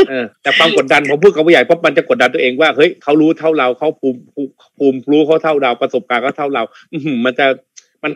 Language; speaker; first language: Thai; native; Thai